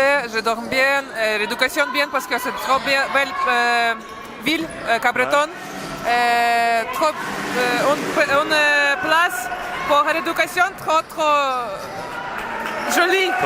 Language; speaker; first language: French; non-native, learner; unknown